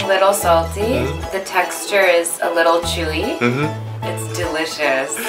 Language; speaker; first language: English; early bilingual, other home language; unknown